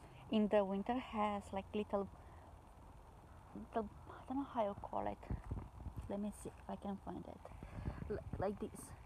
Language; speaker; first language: English; non-native, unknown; Romanian